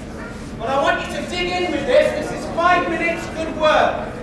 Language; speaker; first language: English; native; English